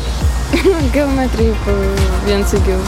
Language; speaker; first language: Polish; non-native, learner; Ukrainian